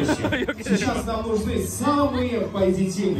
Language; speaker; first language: Russian; native; Russian